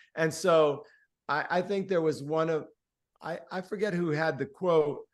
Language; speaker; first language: English; early bilingual, other home language; Spanish